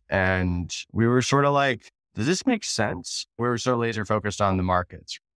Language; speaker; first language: English; native; English